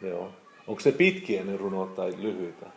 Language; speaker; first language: Finnish; non-native, fluent; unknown